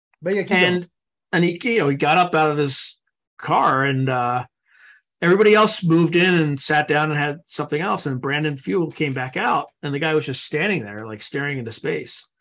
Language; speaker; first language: English; native; English